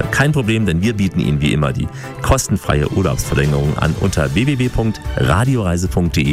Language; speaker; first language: German; native; German